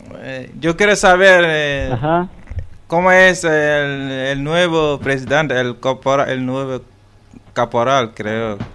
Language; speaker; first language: Spanish; non-native, local second language; Wolof